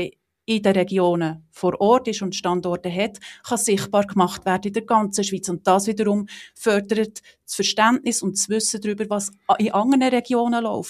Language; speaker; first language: German; native; German